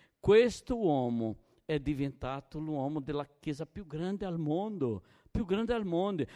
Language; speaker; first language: Italian; non-native, fluent; Portuguese